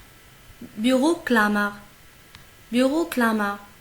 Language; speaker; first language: German; non-native, learner; Arabic